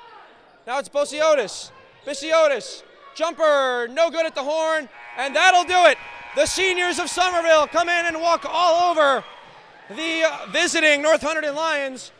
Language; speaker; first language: English; native; English